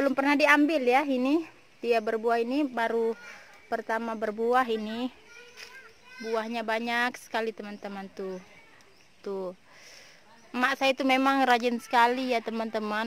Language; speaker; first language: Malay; non-native, local second language; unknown